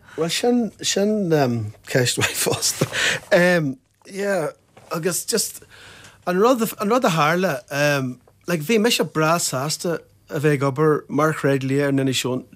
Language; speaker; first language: Irish; non-native, local second language; English